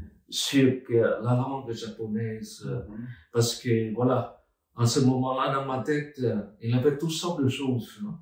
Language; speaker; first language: French; non-native, fluent; Vietnamese